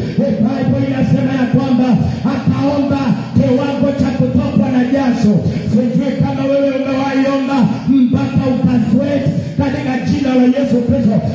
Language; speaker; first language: Swahili; non-native, local second language; Luyia